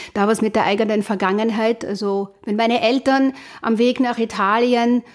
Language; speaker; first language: German; native; German